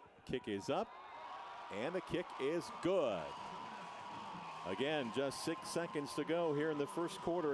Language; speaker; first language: English; native; English